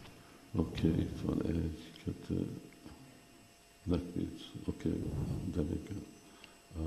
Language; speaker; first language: Hungarian; non-native, learner; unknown